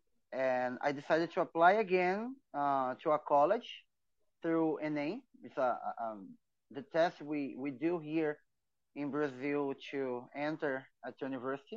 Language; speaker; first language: English; non-native, fluent; Portuguese